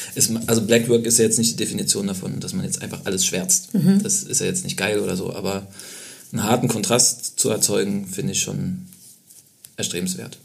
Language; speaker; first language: German; native; German